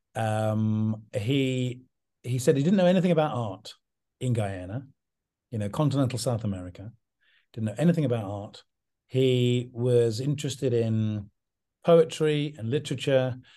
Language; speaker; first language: English; native; English